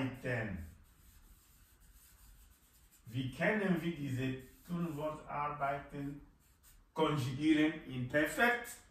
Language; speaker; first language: German; non-native, fluent; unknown